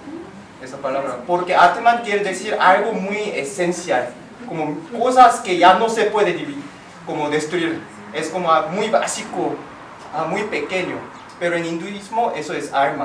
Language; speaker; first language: Spanish; non-native, fluent; Korean